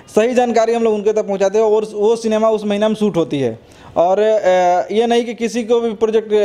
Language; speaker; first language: Hindi; native; Hindi